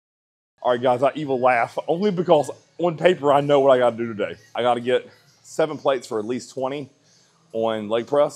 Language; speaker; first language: English; native; English